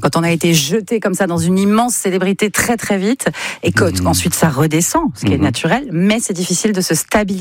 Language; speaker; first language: French; native; French